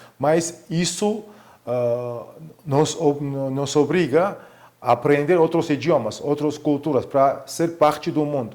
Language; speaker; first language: Portuguese; non-native, fluent; Georgian